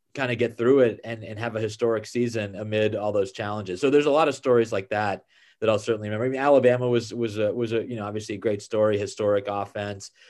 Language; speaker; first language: English; native; English